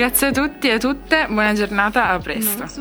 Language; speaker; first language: Italian; native; Italian